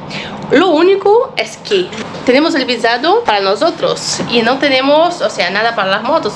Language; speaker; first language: Spanish; non-native, fluent; Portuguese